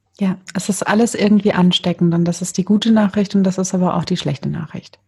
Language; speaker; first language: German; native; German